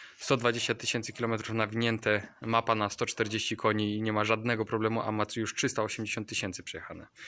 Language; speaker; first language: Polish; native; Polish